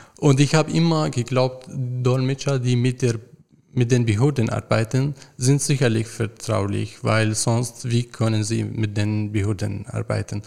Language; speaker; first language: German; non-native, fluent; Arabic